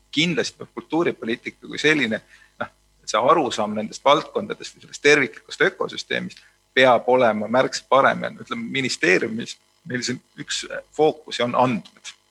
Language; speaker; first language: Estonian; native; Estonian